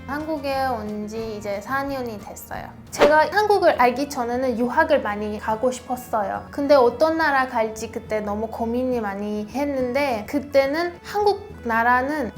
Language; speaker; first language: Korean; non-native, fluent; Persian